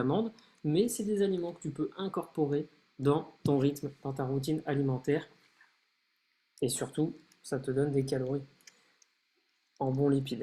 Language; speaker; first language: French; native; French